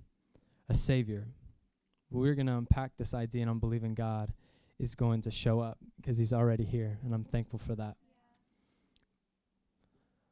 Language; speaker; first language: English; native; English